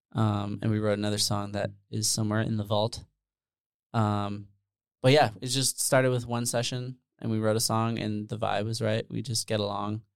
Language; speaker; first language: English; early bilingual, other home language; Dutch